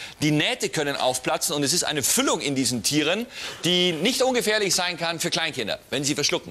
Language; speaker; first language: German; native; German